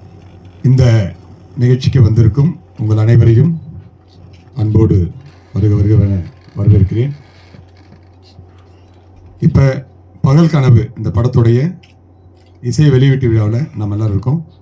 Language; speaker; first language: Tamil; native; Tamil